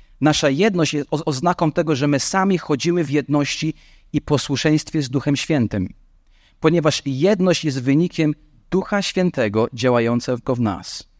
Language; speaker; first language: Polish; non-native, fluent; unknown